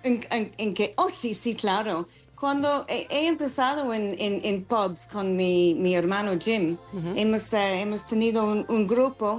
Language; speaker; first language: Spanish; non-native, fluent; English